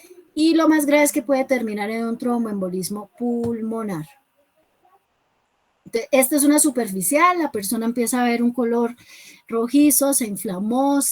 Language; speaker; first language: Spanish; native; Spanish